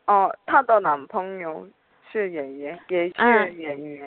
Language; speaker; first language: Chinese; non-native, learner; Korean